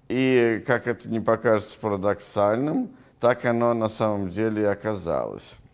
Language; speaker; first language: Russian; native; Russian